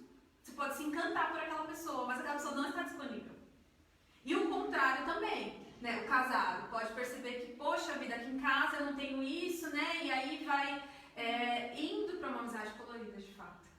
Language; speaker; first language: Portuguese; native; Portuguese